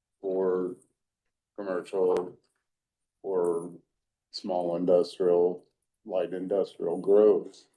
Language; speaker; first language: English; native; English